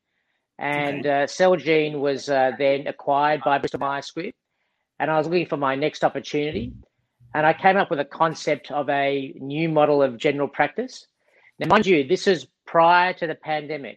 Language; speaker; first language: English; native; English